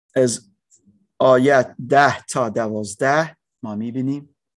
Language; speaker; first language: Persian; non-native, learner; English